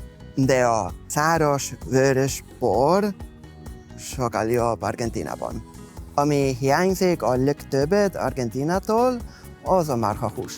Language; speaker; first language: Hungarian; non-native, fluent; Spanish